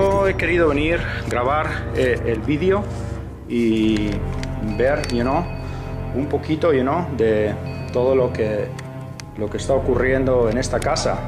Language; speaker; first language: Spanish; early bilingual, heritage; Spanish